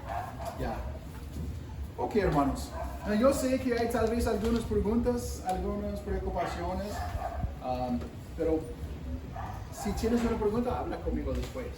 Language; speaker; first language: Spanish; non-native, fluent; English